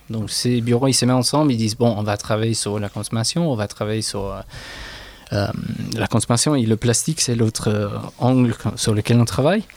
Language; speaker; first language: French; non-native, fluent; English